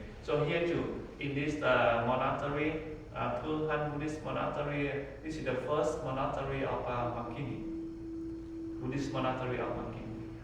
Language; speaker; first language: English; non-native, learner; Vietnamese